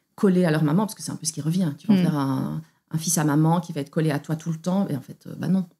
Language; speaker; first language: French; native; French